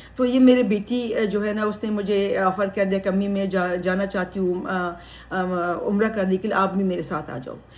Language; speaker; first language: Urdu; non-native, fluent; Persian